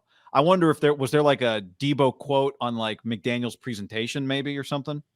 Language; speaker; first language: English; native; English